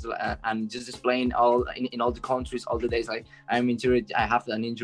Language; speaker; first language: English; non-native, learner; Spanish